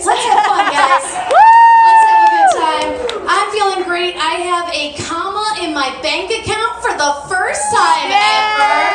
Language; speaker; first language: English; native; English